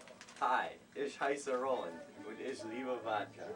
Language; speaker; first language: German; non-native, learner; English